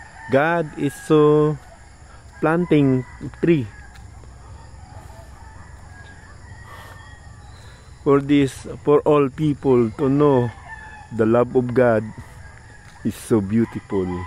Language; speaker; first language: English; non-native, local second language; Filipino